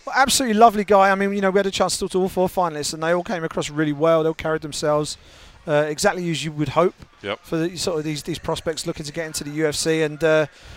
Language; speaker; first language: English; native; English